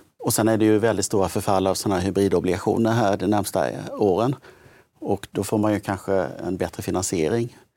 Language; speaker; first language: Swedish; native; Swedish